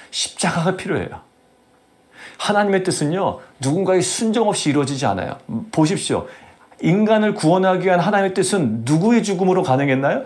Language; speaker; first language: Korean; native; Korean